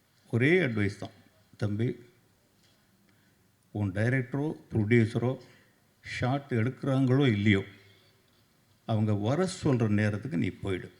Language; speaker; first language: Tamil; native; Tamil